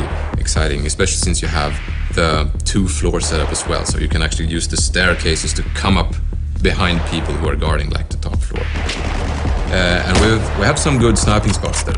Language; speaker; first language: English; non-native, fluent; Swedish